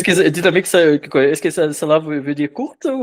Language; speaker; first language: French; non-native, fluent; Portuguese